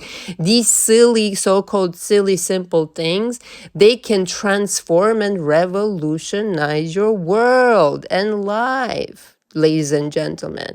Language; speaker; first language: English; non-native, fluent; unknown